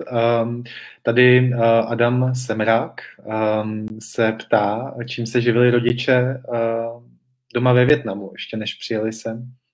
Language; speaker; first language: Czech; native; Czech